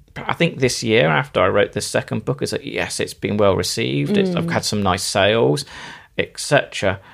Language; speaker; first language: English; native; English